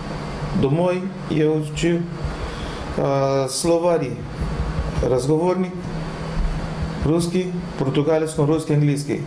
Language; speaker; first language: Russian; non-native, learner; Portuguese